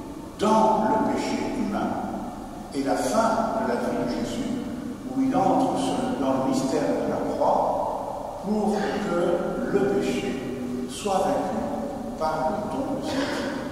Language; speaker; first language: French; native; French